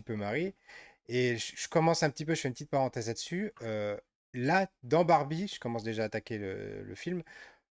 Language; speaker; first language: French; native; French